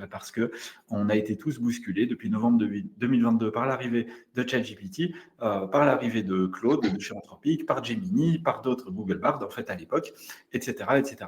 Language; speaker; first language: French; native; French